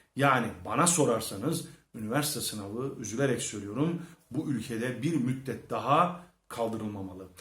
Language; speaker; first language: Turkish; early bilingual, heritage; Turkish